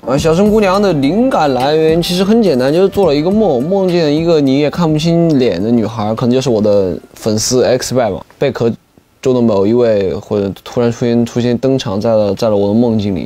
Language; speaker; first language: Chinese; native; Chinese